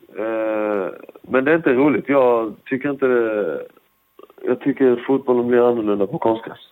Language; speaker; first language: Swedish; early bilingual, other home language; Persian